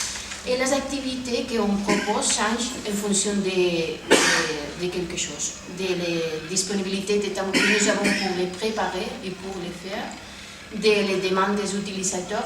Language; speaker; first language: French; non-native, fluent; Spanish